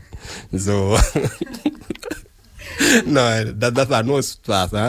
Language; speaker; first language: German; non-native, learner; French